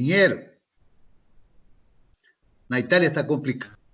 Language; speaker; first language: Portuguese; non-native, fluent; Spanish